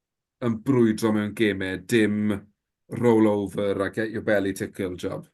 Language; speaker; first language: Welsh; native; Welsh